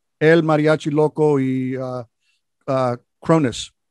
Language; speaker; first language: Spanish; non-native, learner; English